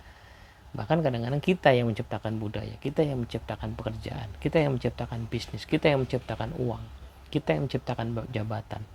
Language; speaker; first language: Indonesian; native; Indonesian